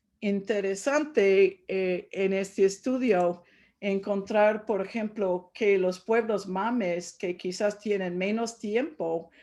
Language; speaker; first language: Spanish; non-native, fluent; English